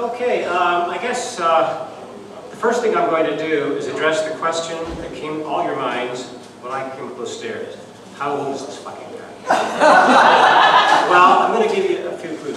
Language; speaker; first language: English; native; English